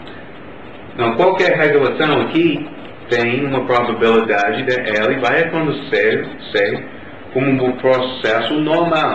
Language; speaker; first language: Portuguese; non-native, learner; English